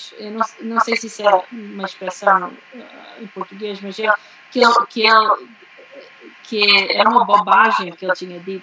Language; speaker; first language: Portuguese; early bilingual, heritage; Portuguese